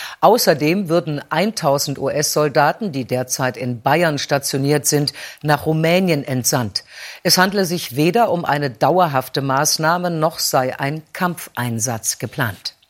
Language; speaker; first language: German; native; German